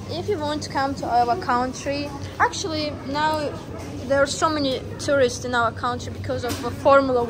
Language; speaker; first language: English; non-native, learner; Azerbaijani